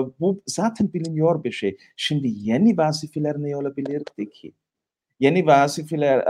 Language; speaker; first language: Turkish; non-native, fluent; German